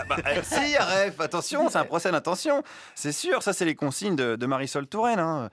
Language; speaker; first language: French; native; French